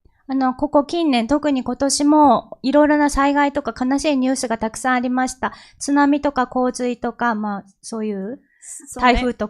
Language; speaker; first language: Japanese; non-native, fluent; Korean